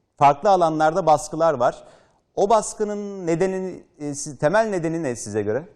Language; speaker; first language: Turkish; native; Turkish